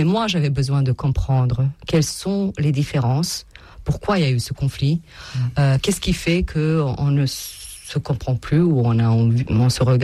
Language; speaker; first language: French; non-native, fluent; Serbian